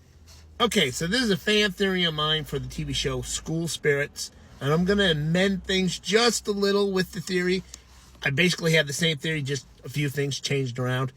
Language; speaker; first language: English; native; English